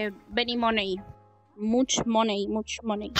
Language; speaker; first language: English; non-native, learner; Spanish